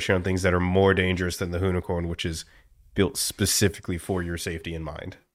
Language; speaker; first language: English; native; English